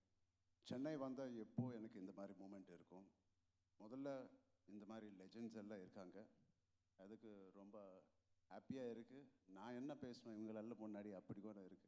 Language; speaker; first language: Tamil; non-native, learner; Telugu